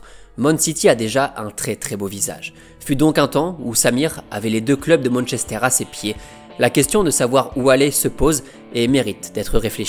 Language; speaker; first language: French; native; French